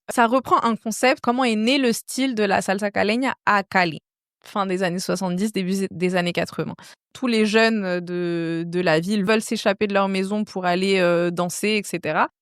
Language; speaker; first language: French; native; French